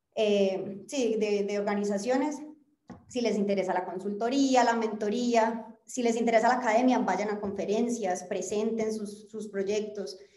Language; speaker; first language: Spanish; native; Spanish